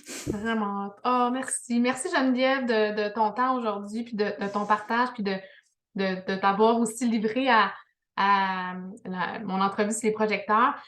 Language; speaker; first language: French; native; French